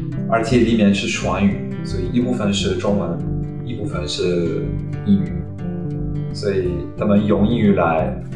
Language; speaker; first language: Chinese; non-native, fluent; French